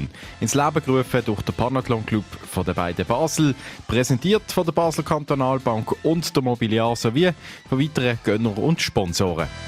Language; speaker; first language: German; native; German